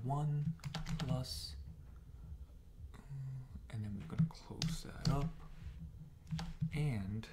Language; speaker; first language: English; native; English